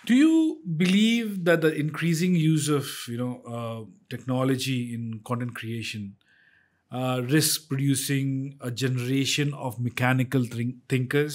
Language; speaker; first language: English; non-native, local second language; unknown